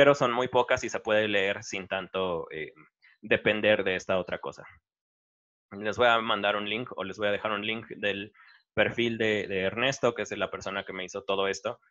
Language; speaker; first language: Spanish; native; Spanish